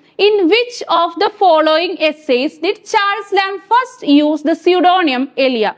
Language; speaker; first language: English; non-native, local second language; Malayalam